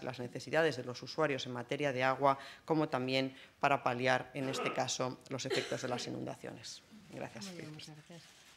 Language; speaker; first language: Spanish; native; Spanish